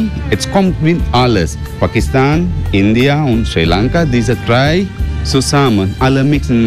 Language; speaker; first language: German; non-native, learner; Sinhala